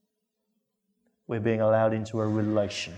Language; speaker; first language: English; native; English